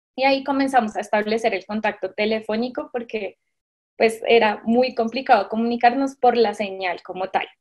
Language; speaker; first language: Spanish; native; Spanish